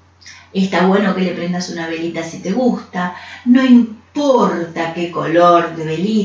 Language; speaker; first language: Spanish; native; Spanish